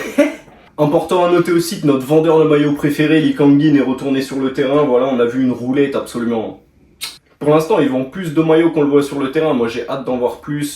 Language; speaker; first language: French; native; French